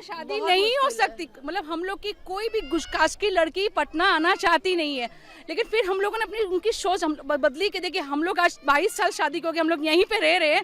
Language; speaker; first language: Hindi; non-native, local second language; Gujarati